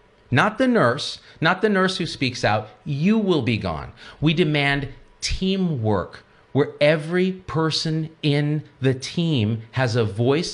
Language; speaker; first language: English; native; English